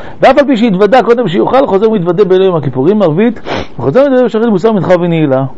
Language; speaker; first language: Hebrew; early bilingual, other home language; French